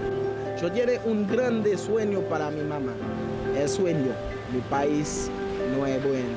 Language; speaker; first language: Spanish; non-native, learner; Haitian Creole